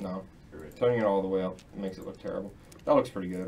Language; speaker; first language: English; native; English